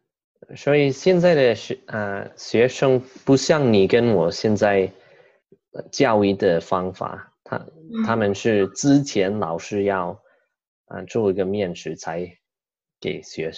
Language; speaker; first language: Chinese; non-native, fluent; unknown